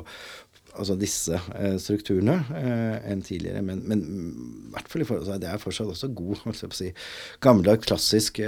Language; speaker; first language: Norwegian; native; Norwegian